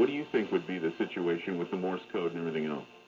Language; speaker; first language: English; native; English